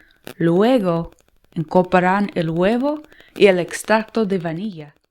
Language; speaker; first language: Spanish; non-native, learner; English